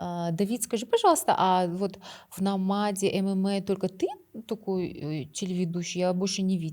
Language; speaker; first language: Russian; non-native, local second language; Kazakh